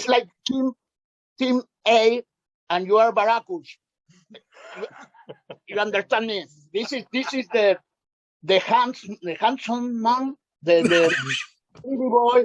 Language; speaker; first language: English; non-native, learner; Spanish